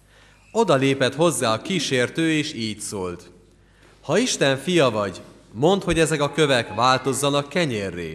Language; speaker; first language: Hungarian; native; Hungarian